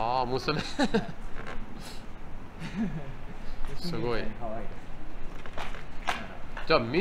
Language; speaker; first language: Japanese; non-native, learner; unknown